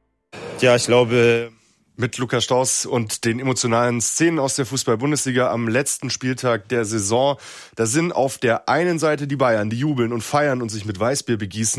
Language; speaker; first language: German; native; German